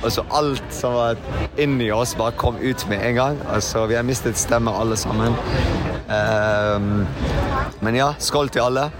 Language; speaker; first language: Norwegian; non-native, fluent; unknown